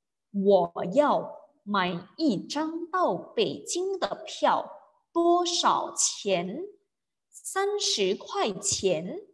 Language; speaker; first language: Chinese; non-native, fluent; Indonesian